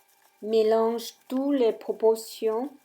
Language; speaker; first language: French; non-native, fluent; Vietnamese